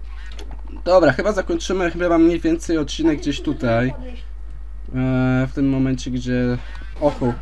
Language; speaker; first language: Polish; native; Polish